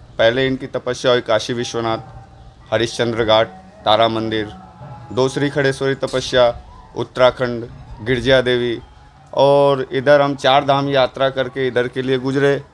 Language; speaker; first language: Hindi; native; Hindi